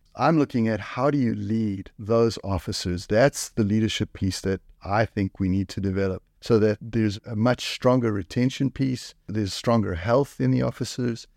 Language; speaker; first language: English; native; English